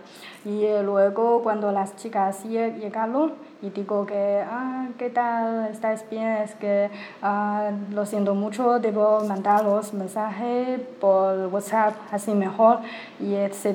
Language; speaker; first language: Spanish; non-native, learner; Chinese